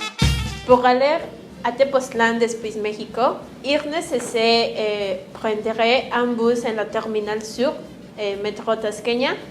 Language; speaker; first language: French; non-native, learner; Spanish